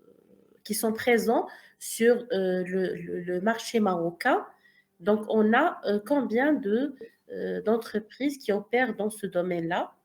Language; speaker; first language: French; non-native, local second language; Arabic